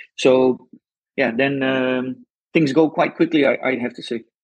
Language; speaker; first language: English; non-native, fluent; Dutch